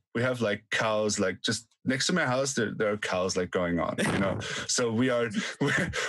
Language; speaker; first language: English; non-native, fluent; German